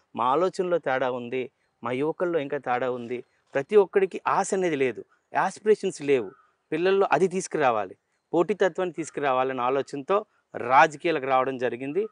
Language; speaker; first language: Telugu; native; Telugu